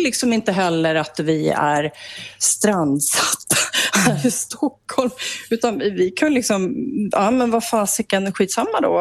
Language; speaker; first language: Swedish; native; Swedish